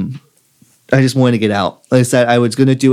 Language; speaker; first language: English; native; English